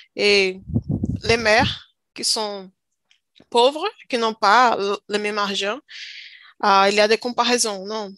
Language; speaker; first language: French; non-native, learner; Portuguese